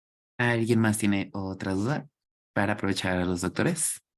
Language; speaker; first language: Spanish; native; Spanish